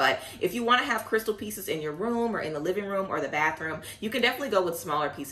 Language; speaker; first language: English; native; English